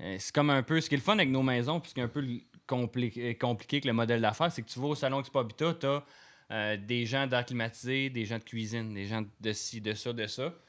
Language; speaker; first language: French; native; French